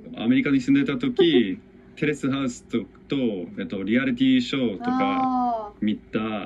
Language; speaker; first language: Japanese; non-native, learner; English